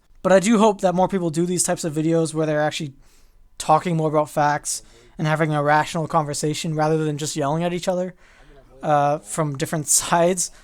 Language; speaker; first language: English; native; English